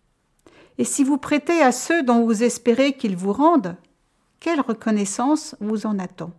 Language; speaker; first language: French; native; French